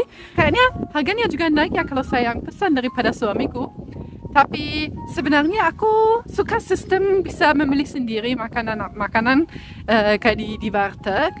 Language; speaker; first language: Indonesian; non-native, fluent; German